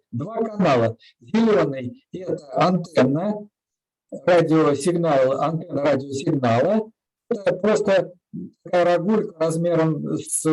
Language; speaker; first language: Russian; native; Russian